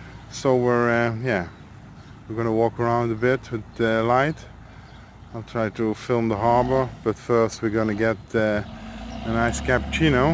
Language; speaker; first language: English; non-native, fluent; Dutch